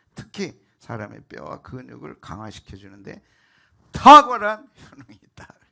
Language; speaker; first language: Korean; native; Korean